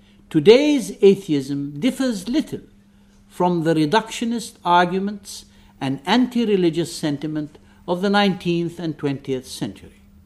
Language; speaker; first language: English; non-native, fluent; Arabic